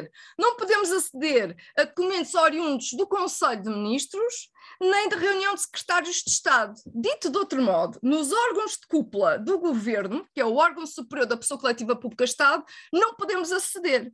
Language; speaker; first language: Portuguese; native; Portuguese